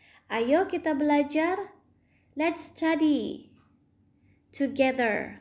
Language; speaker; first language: English; non-native, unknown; Indonesian